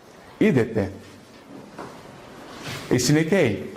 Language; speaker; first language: Greek; non-native, fluent; Portuguese